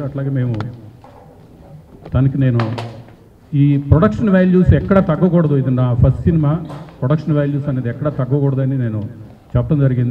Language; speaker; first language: Telugu; native; Telugu